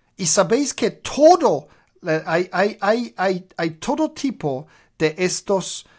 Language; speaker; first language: Spanish; non-native, fluent; English